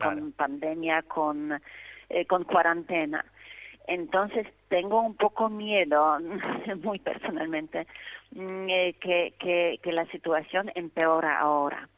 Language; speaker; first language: Spanish; non-native, fluent; Polish